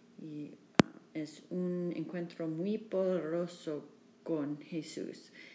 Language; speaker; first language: Spanish; non-native, learner; English